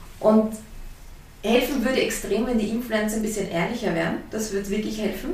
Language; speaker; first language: German; early bilingual, heritage; German